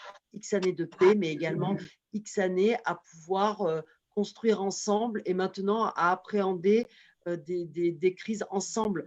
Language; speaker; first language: French; native; French